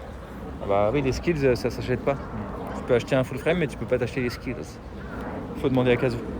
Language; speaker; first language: French; native; French